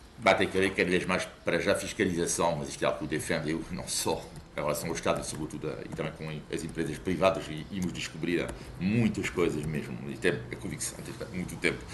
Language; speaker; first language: Portuguese; non-native, fluent; French